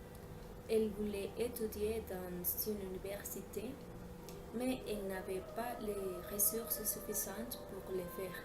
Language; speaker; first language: French; non-native, learner; Spanish